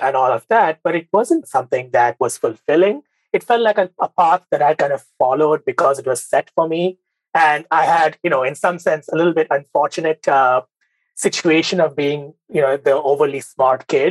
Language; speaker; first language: English; non-native, local second language; Bangla